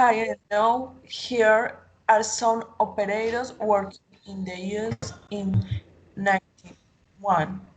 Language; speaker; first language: English; non-native, learner; Spanish